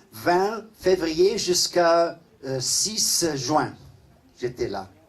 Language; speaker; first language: French; non-native, learner; English